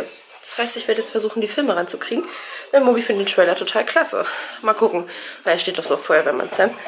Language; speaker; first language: German; native; German